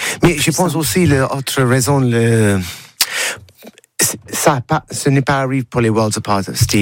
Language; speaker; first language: French; non-native, learner; English